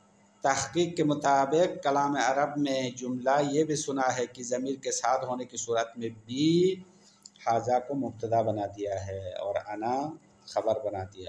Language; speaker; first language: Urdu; non-native, local second language; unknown